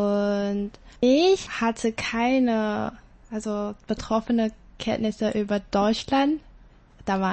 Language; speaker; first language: German; non-native, learner; Chinese